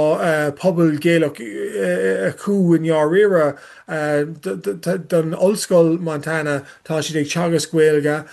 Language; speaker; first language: Irish; non-native, learner; English